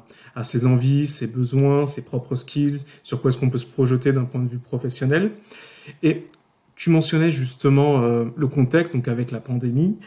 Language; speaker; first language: French; native; French